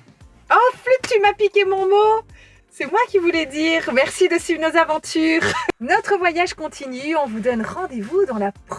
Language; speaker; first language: French; native; French